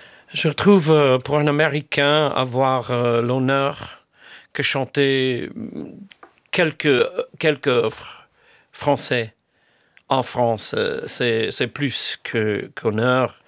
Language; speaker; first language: French; non-native, fluent; English